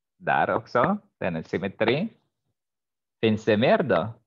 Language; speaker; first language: Swedish; non-native, fluent; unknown